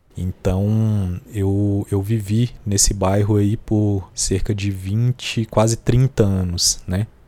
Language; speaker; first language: Portuguese; native; Portuguese